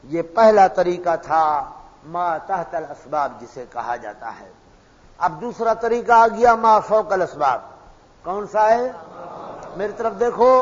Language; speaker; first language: Urdu; non-native, local second language; Pashto